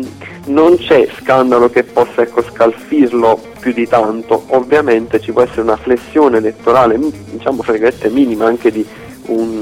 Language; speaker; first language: Italian; native; Italian